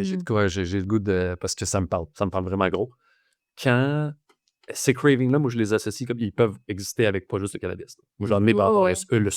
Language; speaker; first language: French; native; French